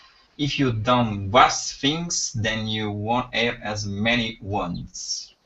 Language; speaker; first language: English; non-native, learner; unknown